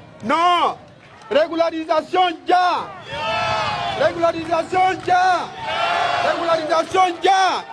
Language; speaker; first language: Spanish; non-native, learner; Arabic